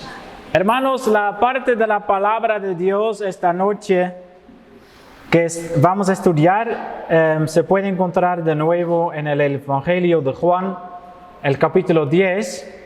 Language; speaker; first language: Spanish; non-native, fluent; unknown